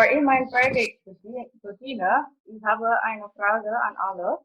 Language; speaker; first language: German; non-native, fluent; Indonesian